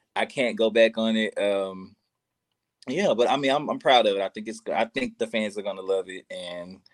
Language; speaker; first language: English; native; English